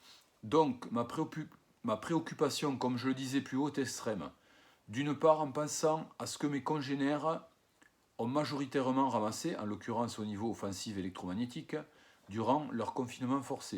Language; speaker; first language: French; native; French